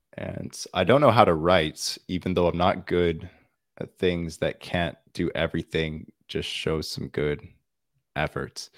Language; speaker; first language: English; native; English